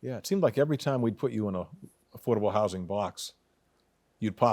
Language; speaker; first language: English; native; English